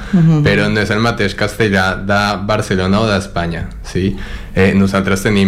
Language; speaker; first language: Catalan; non-native, learner; Spanish